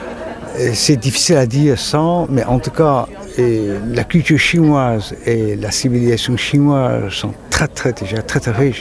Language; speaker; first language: French; non-native, fluent; Chinese